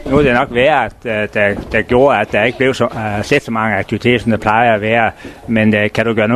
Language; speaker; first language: Danish; native; Danish